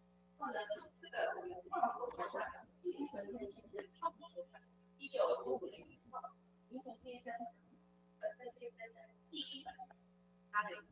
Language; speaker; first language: Chinese; native; Chinese